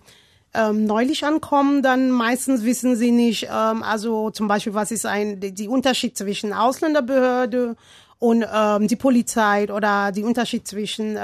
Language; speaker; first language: German; non-native, learner; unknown